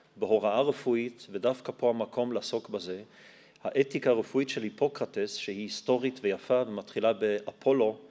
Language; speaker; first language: Hebrew; non-native, fluent; German